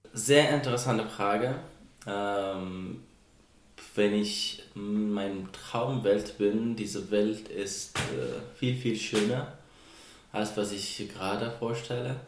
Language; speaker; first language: German; non-native, fluent; Persian